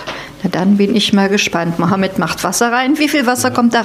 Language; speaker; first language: German; native; German